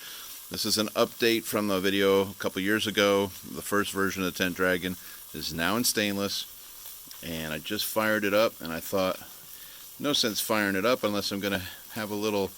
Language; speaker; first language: English; native; English